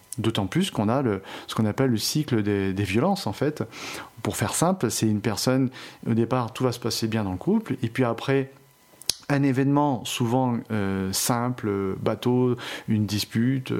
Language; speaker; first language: French; native; French